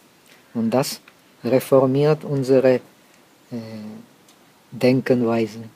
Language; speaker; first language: German; non-native, fluent; Czech